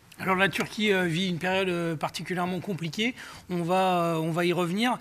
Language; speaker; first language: French; native; French